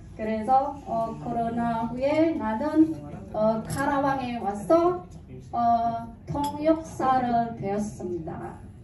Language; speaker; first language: Korean; non-native, learner; Indonesian